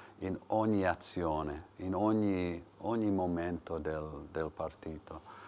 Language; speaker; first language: Italian; non-native, learner; English